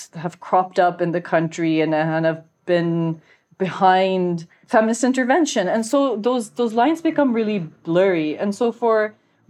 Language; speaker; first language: English; non-native, local second language; Urdu